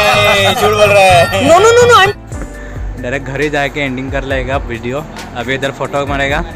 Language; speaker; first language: Hindi; non-native, local second language; Assamese